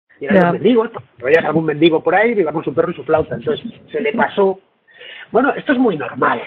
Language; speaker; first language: Spanish; native; Spanish